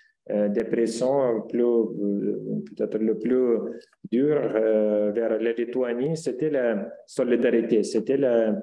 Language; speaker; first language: French; non-native, fluent; Lithuanian